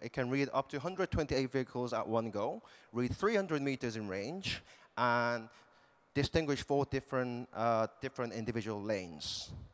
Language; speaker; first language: English; non-native, fluent; Korean